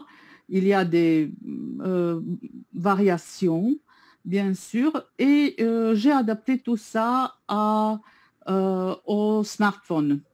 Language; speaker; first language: French; non-native, fluent; Serbian